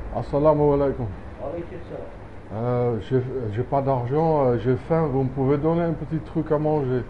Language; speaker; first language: French; non-native, learner; English